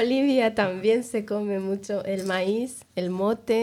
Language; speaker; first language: Spanish; native; Spanish